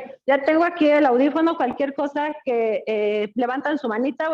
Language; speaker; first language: Spanish; native; Spanish